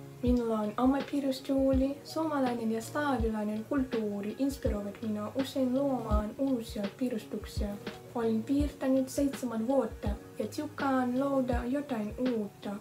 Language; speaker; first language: Finnish; non-native, learner; Russian